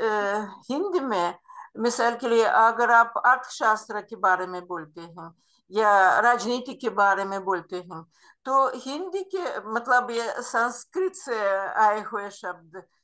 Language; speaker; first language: Hindi; non-native, fluent; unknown